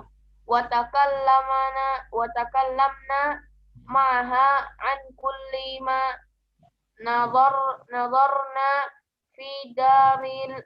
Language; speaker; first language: Arabic; non-native, learner; Indonesian